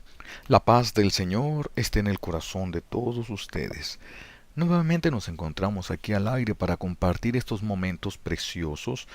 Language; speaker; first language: Spanish; native; Spanish